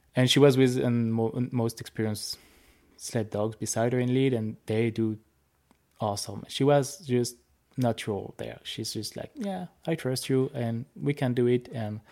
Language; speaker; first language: English; non-native, fluent; French